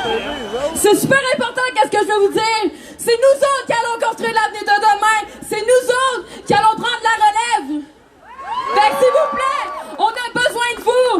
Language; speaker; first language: French; native; French